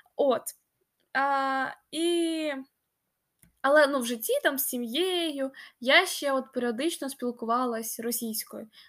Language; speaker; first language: Ukrainian; non-native, local second language; Russian